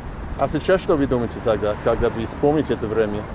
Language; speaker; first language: Russian; non-native, learner; English